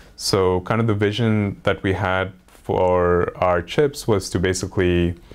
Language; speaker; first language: English; non-native, local second language; Hindi